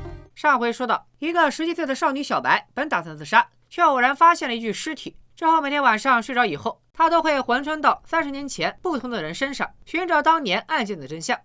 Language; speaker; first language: Chinese; native; Chinese